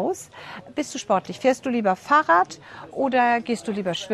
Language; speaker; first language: German; native; German